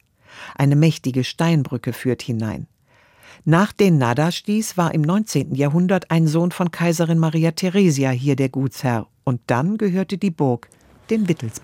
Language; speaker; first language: German; native; German